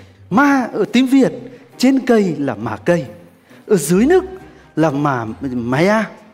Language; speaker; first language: Vietnamese; non-native, fluent; Turkish